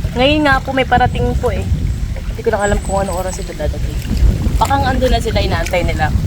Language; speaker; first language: Filipino; non-native, local second language; Bikol